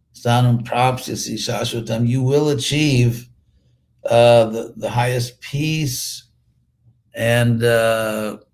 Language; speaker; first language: English; native; English